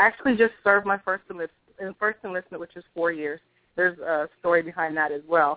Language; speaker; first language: English; native; English